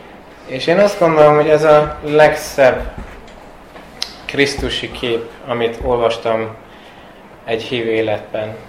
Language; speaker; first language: Hungarian; early bilingual, heritage; Hungarian